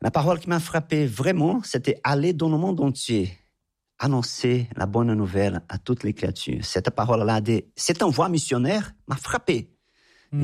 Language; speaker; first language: French; non-native, fluent; Portuguese